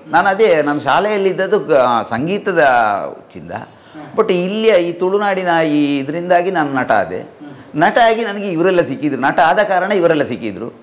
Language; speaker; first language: Kannada; non-native, local second language; Malayalam